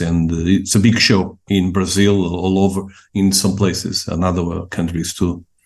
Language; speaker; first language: English; non-native, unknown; Portuguese